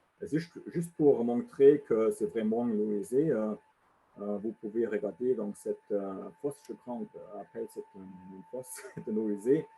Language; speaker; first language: French; non-native, learner; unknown